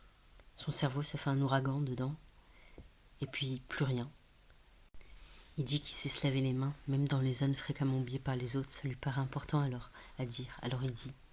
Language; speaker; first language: French; native; French